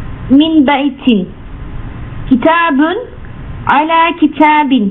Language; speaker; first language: Arabic; non-native, learner; Turkish